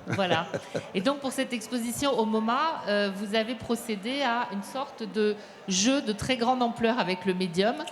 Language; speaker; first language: French; native; French